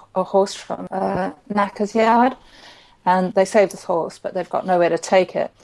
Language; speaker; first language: English; native; English